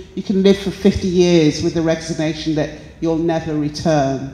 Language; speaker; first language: English; native; English